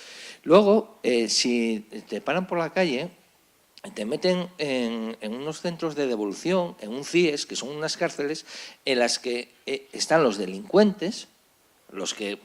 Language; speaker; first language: Spanish; native; Spanish